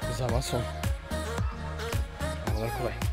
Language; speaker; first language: Turkish; early bilingual, heritage; Turkish